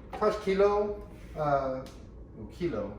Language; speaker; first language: Turkish; non-native, learner; English